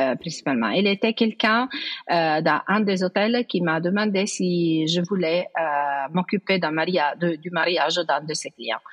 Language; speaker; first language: French; non-native, fluent; Italian